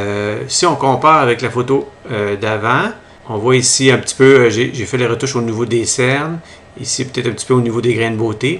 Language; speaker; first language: French; native; French